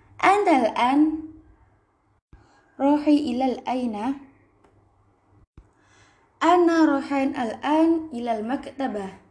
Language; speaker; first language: Arabic; non-native, learner; Indonesian